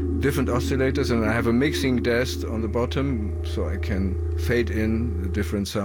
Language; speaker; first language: English; non-native, fluent; German